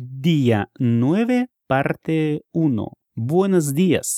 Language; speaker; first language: Spanish; non-native, learner; Russian